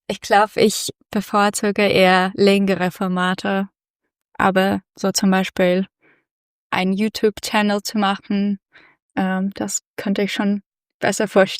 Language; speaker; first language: German; non-native, fluent; Russian